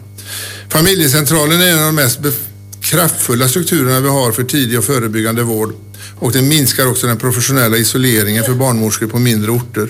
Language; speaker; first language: Swedish; native; Swedish